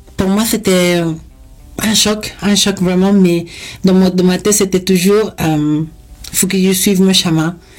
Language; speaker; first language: French; non-native, fluent; Spanish